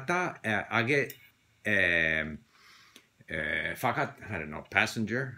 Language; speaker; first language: Persian; non-native, learner; English